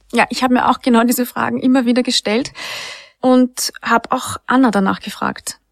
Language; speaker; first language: German; native; German